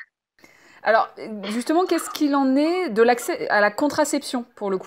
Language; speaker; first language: French; native; French